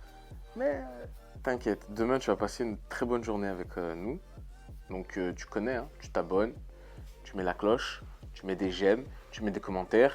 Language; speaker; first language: French; native; French